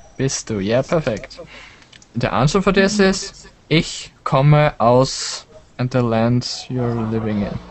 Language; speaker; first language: English; non-native, learner; German